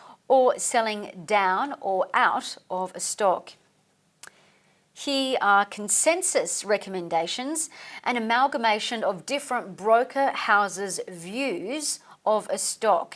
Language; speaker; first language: English; native; English